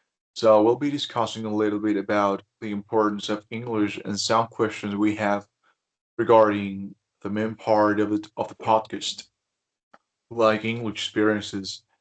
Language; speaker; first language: English; non-native, fluent; Spanish